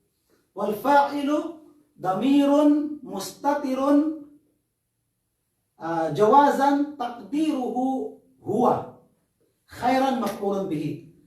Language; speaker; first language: Arabic; non-native, fluent; Filipino